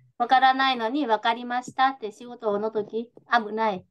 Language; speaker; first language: Japanese; non-native, fluent; Vietnamese